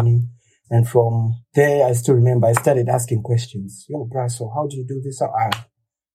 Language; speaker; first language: English; non-native, local second language; Shona